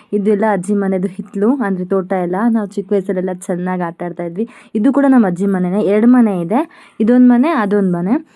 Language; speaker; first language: Kannada; non-native, local second language; Konkani